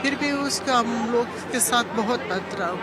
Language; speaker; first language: Hindi; non-native, fluent; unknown